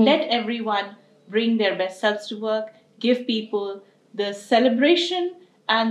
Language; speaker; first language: English; non-native, local second language; Hindi